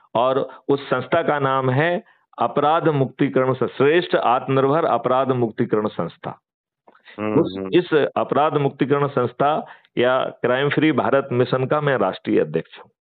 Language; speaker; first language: Hindi; native; Hindi